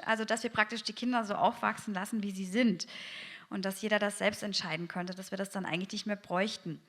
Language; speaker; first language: German; native; German